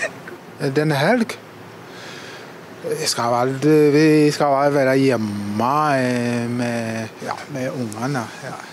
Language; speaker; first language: Norwegian; non-native, fluent; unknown